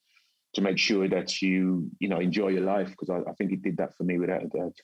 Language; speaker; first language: English; native; English